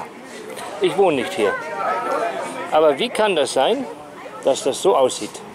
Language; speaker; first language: German; native; German